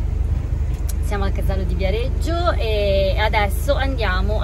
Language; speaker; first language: Italian; native; Italian